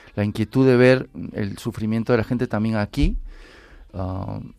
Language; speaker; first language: Spanish; native; Spanish